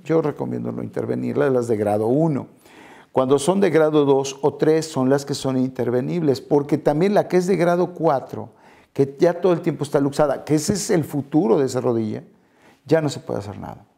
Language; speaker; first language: Spanish; native; Spanish